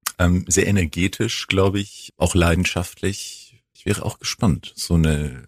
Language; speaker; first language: German; non-native, fluent; Greek